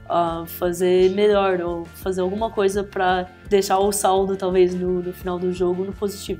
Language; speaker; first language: Portuguese; early bilingual, heritage; English